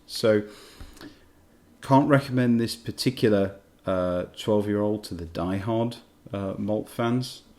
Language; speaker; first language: English; native; English